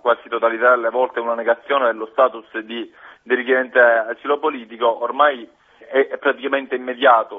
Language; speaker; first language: Italian; native; Italian